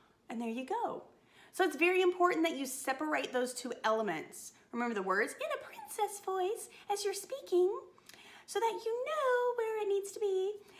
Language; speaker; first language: English; native; English